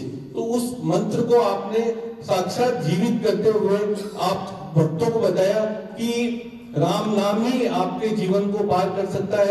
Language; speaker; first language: Hindi; native; Hindi